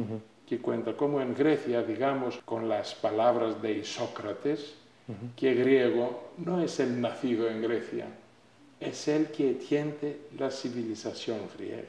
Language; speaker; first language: Spanish; non-native, fluent; Greek